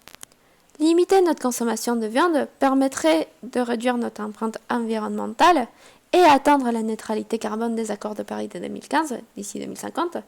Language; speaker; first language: French; non-native, fluent; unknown